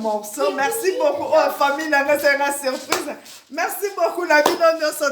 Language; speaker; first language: French; non-native, local second language; Lingala